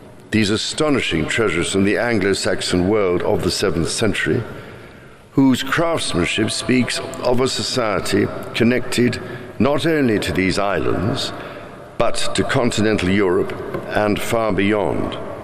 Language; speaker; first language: English; native; English